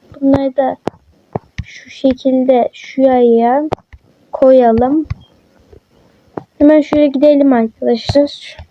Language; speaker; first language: Turkish; native; Turkish